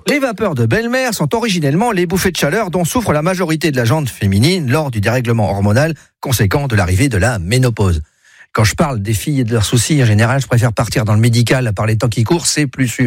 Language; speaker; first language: French; native; French